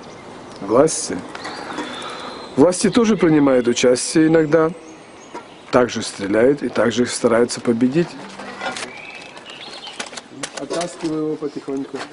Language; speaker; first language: Russian; native; Russian